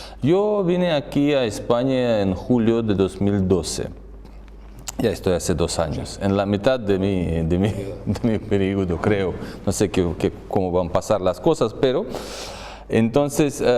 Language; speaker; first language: Spanish; non-native, fluent; Russian